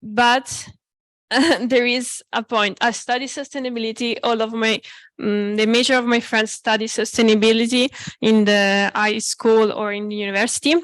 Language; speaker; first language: English; non-native, fluent; Italian